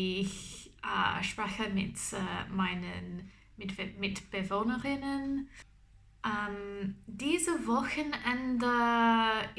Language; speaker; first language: German; non-native, learner; English